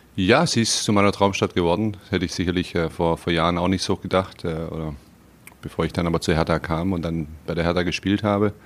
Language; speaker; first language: German; native; German